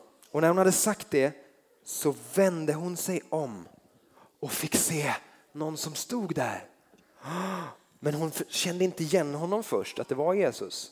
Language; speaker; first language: Swedish; native; Swedish